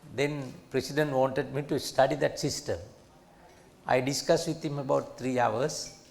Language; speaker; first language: English; non-native, local second language; Sinhala